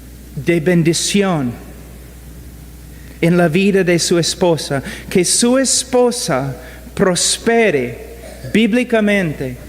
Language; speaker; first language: Spanish; non-native, fluent; English